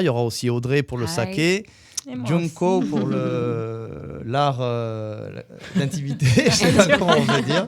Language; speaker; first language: French; native; French